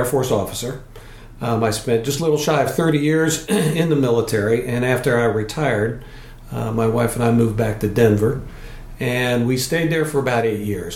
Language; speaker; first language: English; native; English